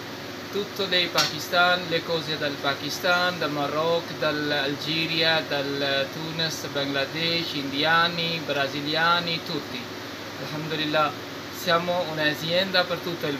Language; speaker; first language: Italian; non-native, local second language; Urdu